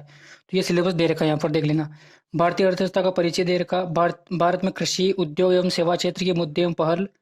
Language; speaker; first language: Hindi; native; Hindi